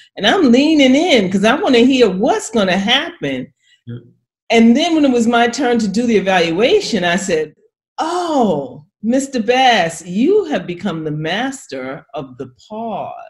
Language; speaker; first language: English; native; English